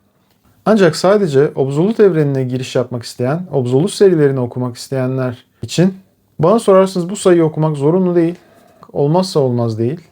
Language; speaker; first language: Turkish; native; Turkish